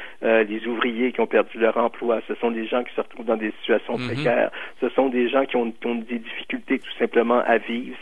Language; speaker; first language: French; native; French